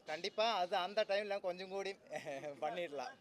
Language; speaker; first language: Tamil; non-native, learner; Malayalam